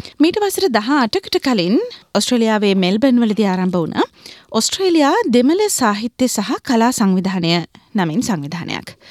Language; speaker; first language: Sinhala; native; Sinhala